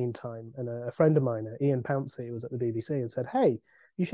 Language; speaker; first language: English; native; English